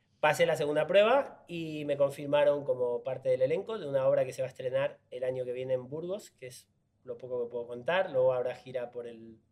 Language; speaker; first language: Spanish; native; Spanish